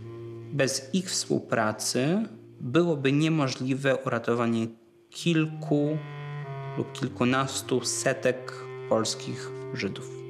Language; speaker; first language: Polish; native; Polish